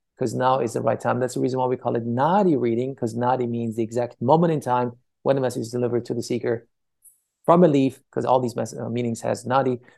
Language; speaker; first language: English; early bilingual, other home language; Persian